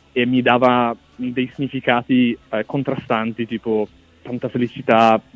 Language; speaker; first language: Italian; early bilingual, other home language; English